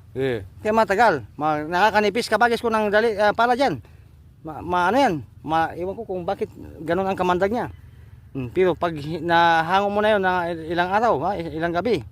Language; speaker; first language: Filipino; non-native, local second language; Iloko